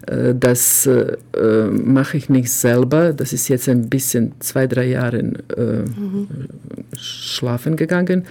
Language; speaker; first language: German; non-native, fluent; Croatian